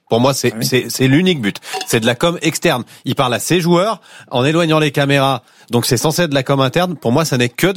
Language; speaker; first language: French; native; French